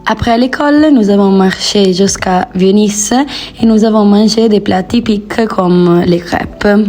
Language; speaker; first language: French; non-native, learner; Italian